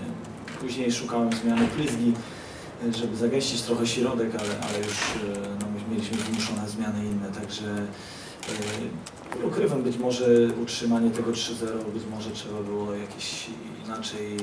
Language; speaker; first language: Polish; native; Polish